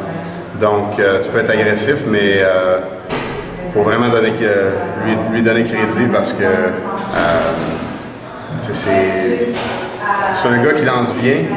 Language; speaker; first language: French; native; French